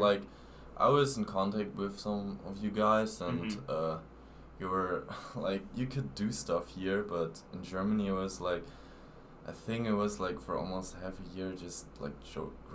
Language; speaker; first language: English; non-native, fluent; German